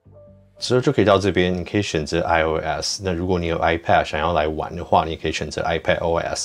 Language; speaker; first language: Chinese; native; Chinese